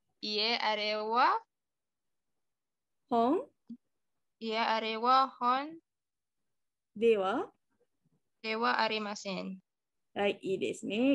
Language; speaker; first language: Japanese; non-native, fluent; Malay